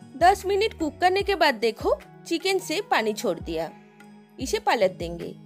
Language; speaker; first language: Hindi; non-native, local second language; Bangla